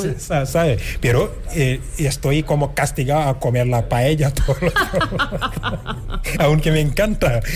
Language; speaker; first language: Spanish; non-native, fluent; Wolof